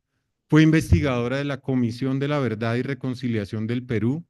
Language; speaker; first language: Spanish; native; Spanish